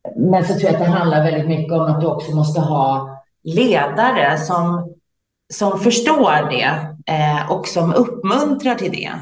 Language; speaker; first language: Swedish; native; Swedish